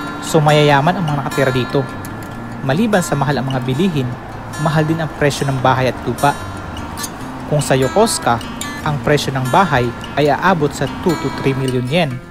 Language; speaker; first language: Filipino; non-native, local second language; Bikol